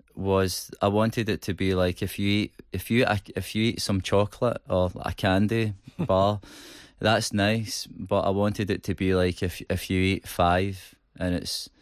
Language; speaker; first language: English; native; English